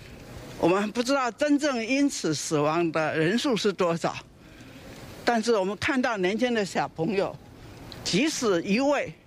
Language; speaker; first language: Chinese; native; Chinese